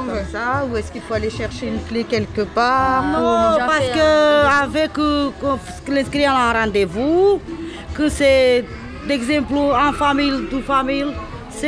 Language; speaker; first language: French; non-native, learner; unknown